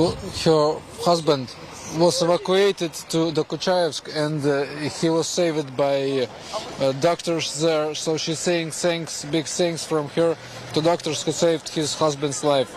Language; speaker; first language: English; non-native, fluent; Russian